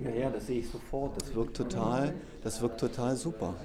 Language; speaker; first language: German; native; German